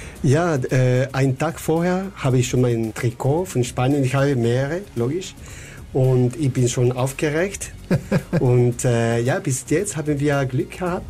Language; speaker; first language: German; non-native, fluent; Spanish